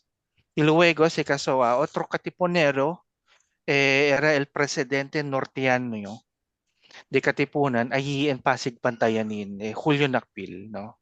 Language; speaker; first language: Spanish; non-native, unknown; Filipino